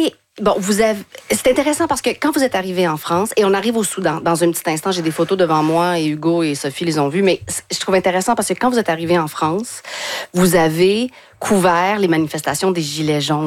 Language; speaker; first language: French; native; French